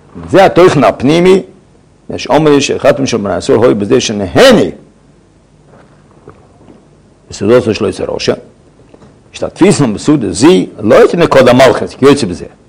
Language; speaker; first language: Hebrew; non-native, fluent; Yiddish